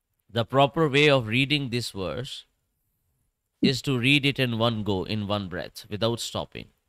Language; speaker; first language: English; non-native, local second language; Urdu